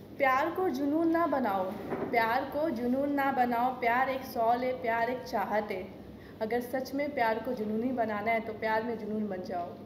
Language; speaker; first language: Hindi; native; Hindi